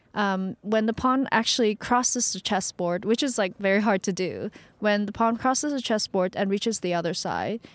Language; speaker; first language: English; early bilingual, other home language; Chinese